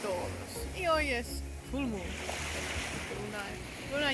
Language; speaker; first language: Spanish; non-native, learner; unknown